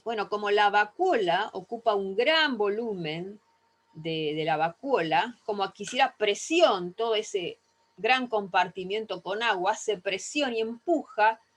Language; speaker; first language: Spanish; native; Spanish